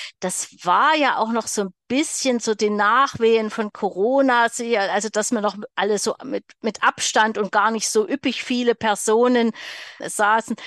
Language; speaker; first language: German; native; German